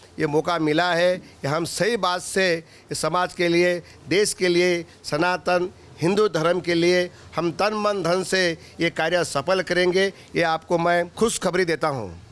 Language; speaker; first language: Hindi; non-native, local second language; Lambadi